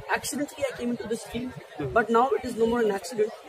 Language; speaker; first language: English; non-native, local second language; Urdu